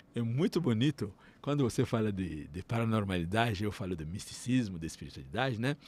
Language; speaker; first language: Portuguese; non-native, fluent; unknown